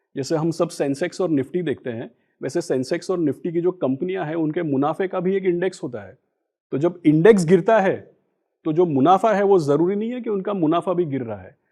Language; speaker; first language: Hindi; non-native, local second language; Gujarati